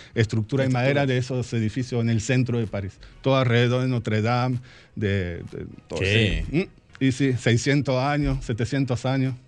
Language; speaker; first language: Spanish; early bilingual, heritage; Spanish